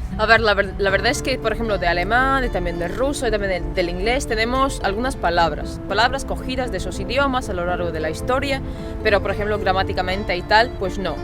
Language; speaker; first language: Spanish; non-native, fluent; Latvian